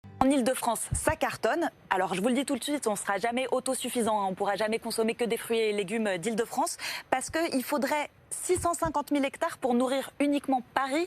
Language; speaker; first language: French; native; French